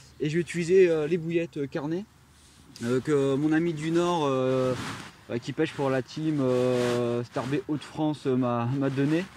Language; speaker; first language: French; native; French